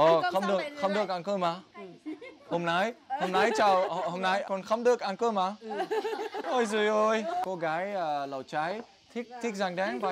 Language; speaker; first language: Vietnamese; non-native, learner; English